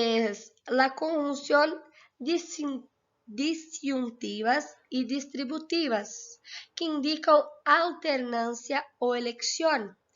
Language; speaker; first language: Spanish; non-native, fluent; Portuguese